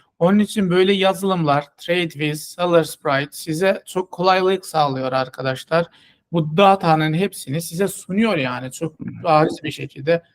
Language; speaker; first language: Turkish; non-native, fluent; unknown